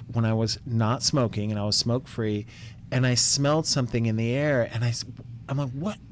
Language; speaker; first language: English; native; English